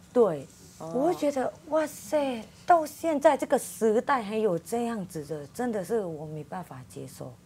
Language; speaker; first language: Chinese; non-native, fluent; Thai